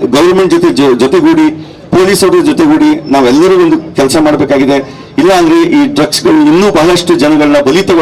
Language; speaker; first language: Kannada; native; Kannada